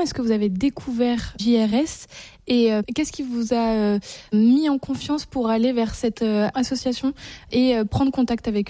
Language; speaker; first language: French; native; French